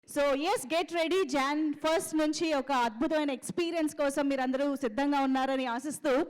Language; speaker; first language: Telugu; native; Telugu